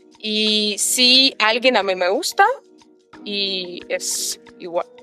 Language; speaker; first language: Spanish; non-native, fluent; Russian